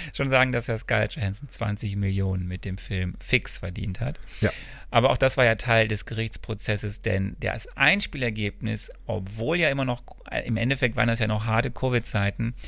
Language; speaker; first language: German; native; German